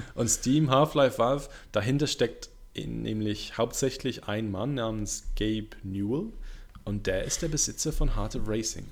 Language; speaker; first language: German; non-native, fluent; English